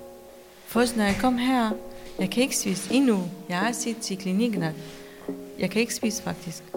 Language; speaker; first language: Danish; non-native, learner; Persian